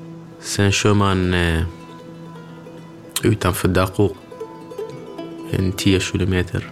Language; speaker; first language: Swedish; early bilingual, other home language; Kurdish